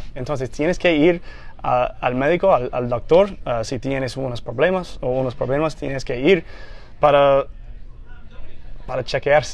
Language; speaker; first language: Spanish; non-native, fluent; English